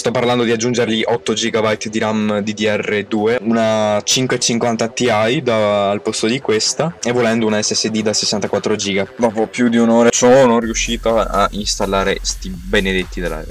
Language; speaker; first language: Italian; native; Italian